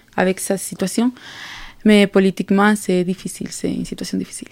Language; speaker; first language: French; non-native, learner; Spanish